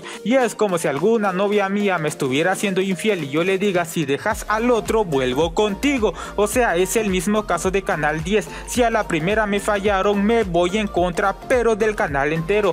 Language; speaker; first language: Spanish; native; Spanish